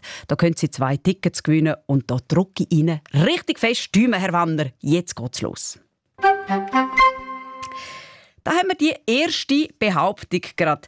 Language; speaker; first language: German; native; German